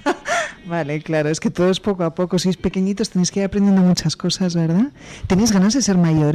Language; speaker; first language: Spanish; native; Spanish